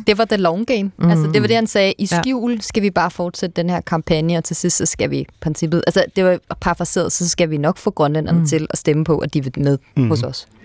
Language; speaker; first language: Danish; native; Danish